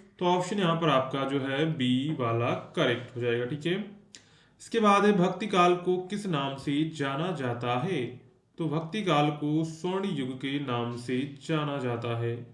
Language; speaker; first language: Hindi; native; Hindi